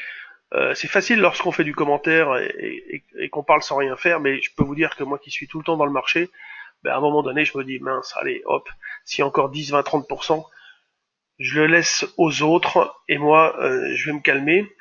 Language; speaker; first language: French; native; French